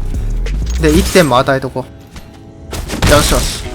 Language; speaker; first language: Japanese; native; Japanese